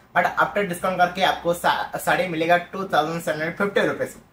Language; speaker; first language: Hindi; non-native, local second language; Marathi